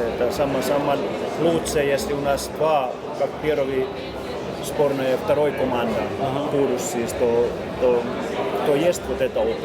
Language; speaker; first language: Russian; non-native, learner; Finnish